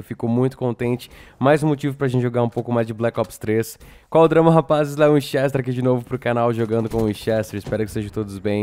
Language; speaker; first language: Portuguese; native; Portuguese